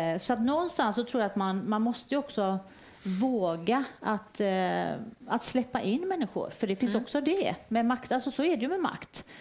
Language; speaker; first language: Swedish; native; Swedish